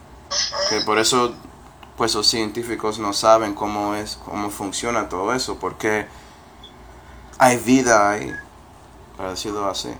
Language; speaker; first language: Spanish; non-native, fluent; English